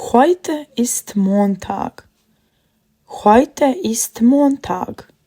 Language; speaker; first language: German; non-native, fluent; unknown